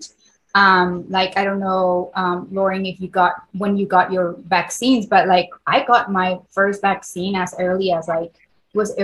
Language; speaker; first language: English; non-native, fluent; Spanish